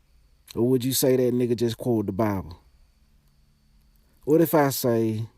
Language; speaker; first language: English; native; English